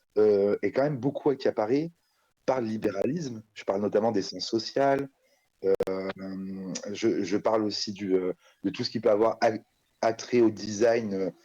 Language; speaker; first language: French; native; French